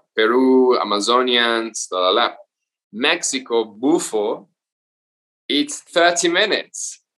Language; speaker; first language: English; non-native, fluent; Spanish